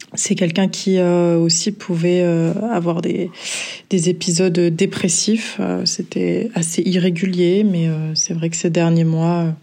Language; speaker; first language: French; native; French